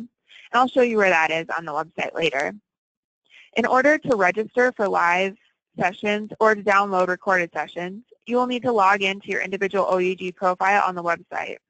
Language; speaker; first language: English; native; English